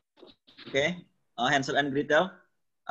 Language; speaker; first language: English; non-native, learner; Indonesian